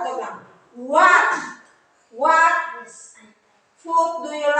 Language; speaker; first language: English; non-native, learner; Indonesian